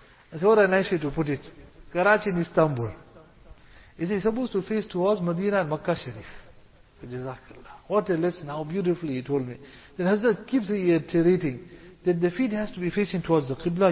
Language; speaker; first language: English; native; English